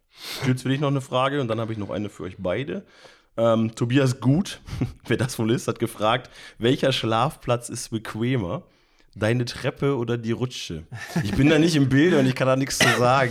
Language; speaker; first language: German; native; German